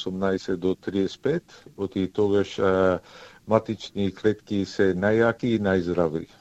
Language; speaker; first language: Macedonian; early bilingual, heritage; Macedonian